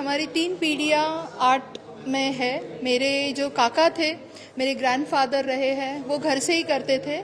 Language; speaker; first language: Hindi; native; Hindi